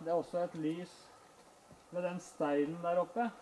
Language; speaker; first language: Norwegian; native; Norwegian